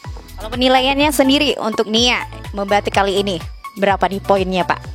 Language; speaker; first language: Indonesian; native; Indonesian